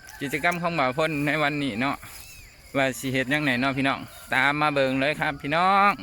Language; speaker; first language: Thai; non-native, local second language; Northeastern Thai